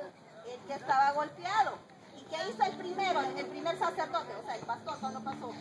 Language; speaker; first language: Spanish; native; Spanish